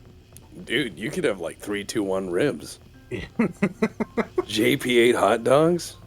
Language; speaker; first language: English; native; English